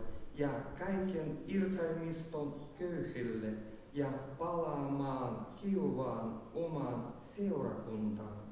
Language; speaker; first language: Finnish; non-native, learner; Russian